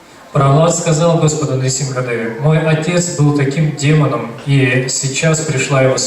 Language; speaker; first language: Russian; native; Russian